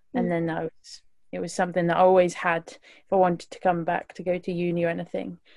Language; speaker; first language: English; native; English